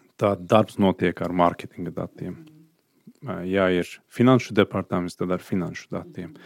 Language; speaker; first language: Latvian; non-native, fluent; Azerbaijani